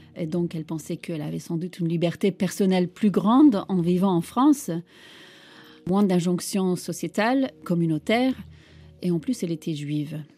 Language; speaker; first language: French; non-native, fluent; Turkish